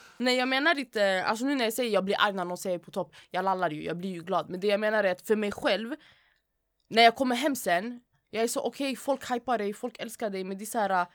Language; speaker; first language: Swedish; early bilingual, other home language; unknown